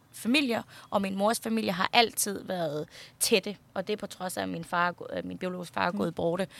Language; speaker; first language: Danish; early bilingual, other home language; Thai